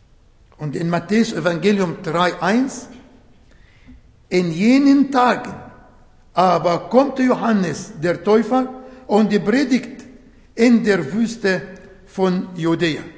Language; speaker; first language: German; non-native, fluent; Arabic